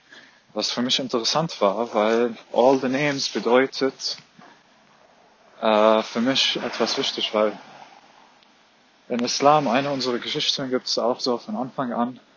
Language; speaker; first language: German; non-native, fluent; Arabic